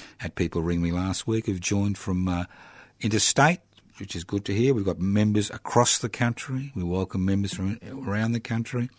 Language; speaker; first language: English; early bilingual, other home language; Italian